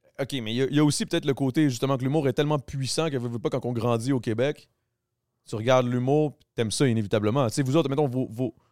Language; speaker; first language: French; native; French